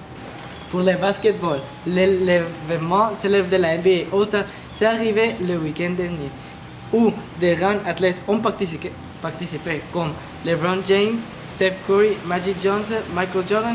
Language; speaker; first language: French; non-native, learner; Spanish